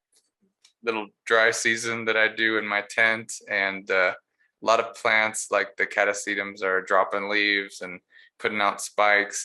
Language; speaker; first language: English; native; English